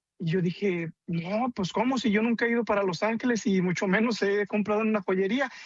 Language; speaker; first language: Spanish; native; Spanish